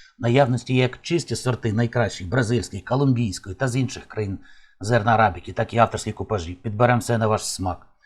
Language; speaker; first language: Ukrainian; native; Ukrainian